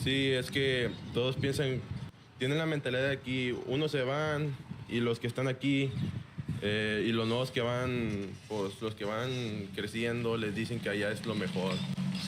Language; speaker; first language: Spanish; native; Spanish